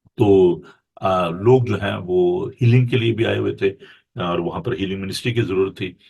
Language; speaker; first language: Urdu; native; Urdu